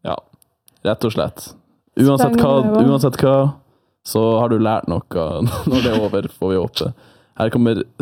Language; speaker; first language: Norwegian; native; Norwegian